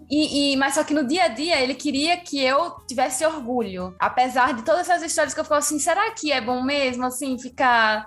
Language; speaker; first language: Portuguese; early bilingual, other home language; Spanish